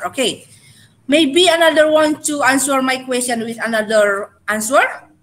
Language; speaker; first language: English; non-native, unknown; Indonesian